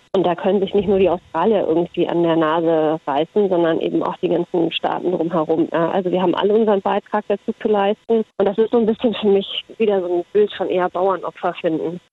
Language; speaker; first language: German; early bilingual, heritage; German